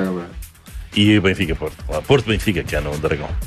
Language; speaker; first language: Portuguese; native; Portuguese